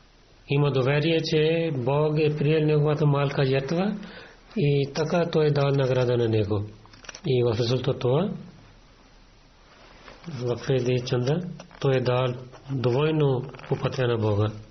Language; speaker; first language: Bulgarian; non-native, fluent; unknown